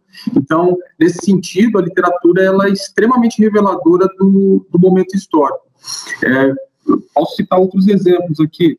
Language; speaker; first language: Portuguese; native; Portuguese